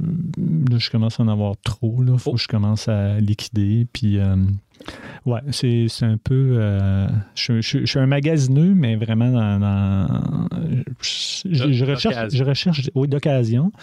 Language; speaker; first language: French; native; French